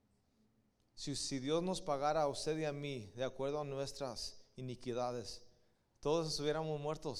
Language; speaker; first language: Spanish; early bilingual, heritage; Spanish